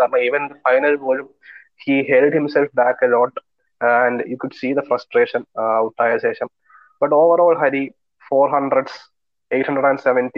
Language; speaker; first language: English; non-native, local second language; Malayalam